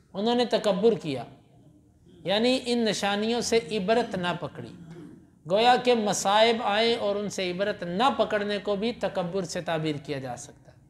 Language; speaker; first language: Urdu; non-native, local second language; Punjabi